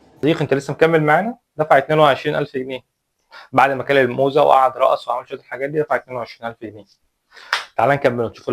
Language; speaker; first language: Arabic; native; Arabic